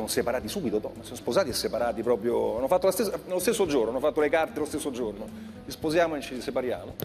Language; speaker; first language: Italian; native; Italian